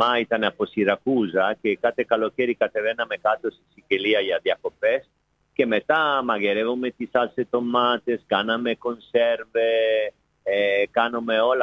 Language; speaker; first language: Greek; non-native, fluent; Italian